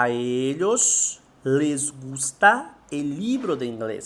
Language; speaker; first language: Spanish; non-native, fluent; Portuguese